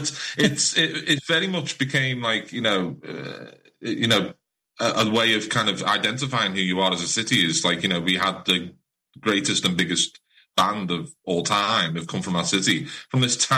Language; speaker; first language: English; native; English